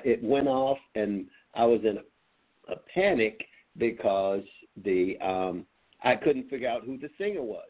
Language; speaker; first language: English; native; English